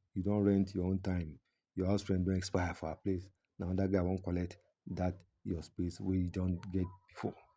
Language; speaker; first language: Nigerian Pidgin; non-native, local second language; Yoruba